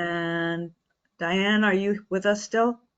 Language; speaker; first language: English; native; English